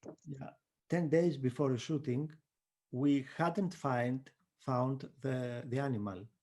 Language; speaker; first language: English; non-native, fluent; Greek